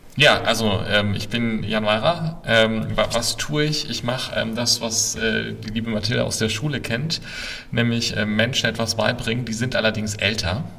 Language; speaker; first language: German; native; German